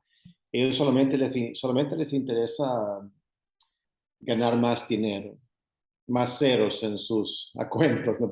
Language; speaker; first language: Spanish; non-native, fluent; Swedish